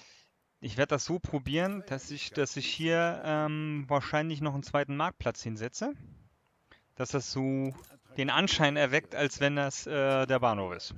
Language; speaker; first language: German; native; German